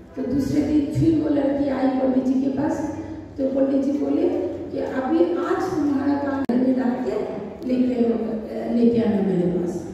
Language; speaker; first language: Hindi; non-native, local second language; Bangla